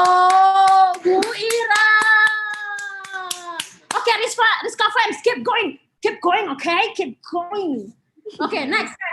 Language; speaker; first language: English; non-native, fluent; Indonesian